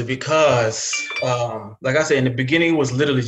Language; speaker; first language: English; non-native, fluent; Arabic